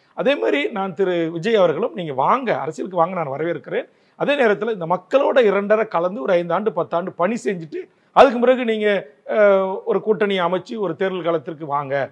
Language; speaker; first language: Tamil; native; Tamil